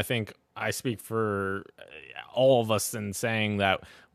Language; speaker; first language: English; native; English